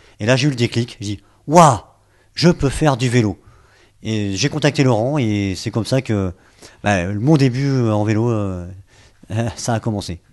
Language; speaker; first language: French; native; French